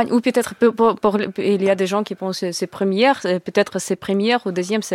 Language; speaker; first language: French; non-native, learner; Russian